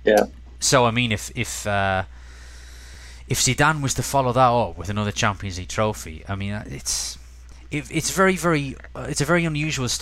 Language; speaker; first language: English; native; English